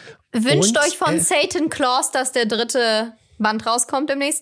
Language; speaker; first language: German; native; German